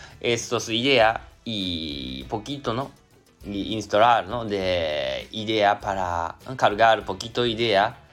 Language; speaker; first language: Spanish; non-native, learner; Japanese